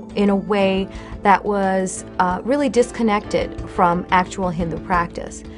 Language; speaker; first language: English; native; English